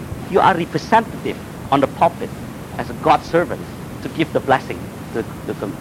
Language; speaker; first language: English; non-native, fluent; Chinese